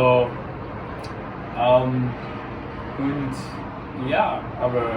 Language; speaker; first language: German; non-native, learner; English